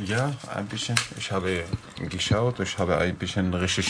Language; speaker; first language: German; non-native, learner; Arabic